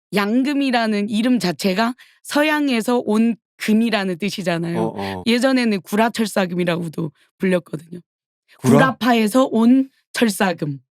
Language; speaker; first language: Korean; early bilingual, heritage; Korean